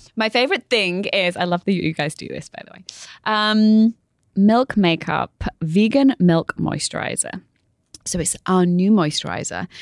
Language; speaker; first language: English; native; English